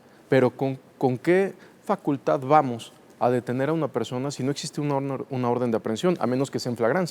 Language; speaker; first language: Spanish; native; Spanish